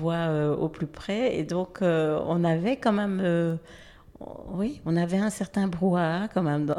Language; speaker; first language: French; native; French